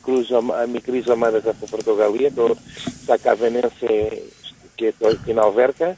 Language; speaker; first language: Greek; non-native, learner; Portuguese